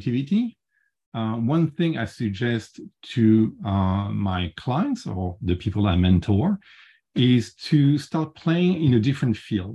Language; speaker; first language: English; non-native, fluent; French